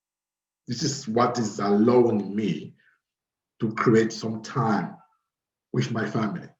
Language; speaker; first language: English; non-native, fluent; French